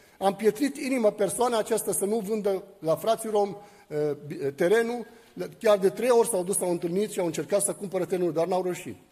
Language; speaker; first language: Romanian; non-native, fluent; Arabic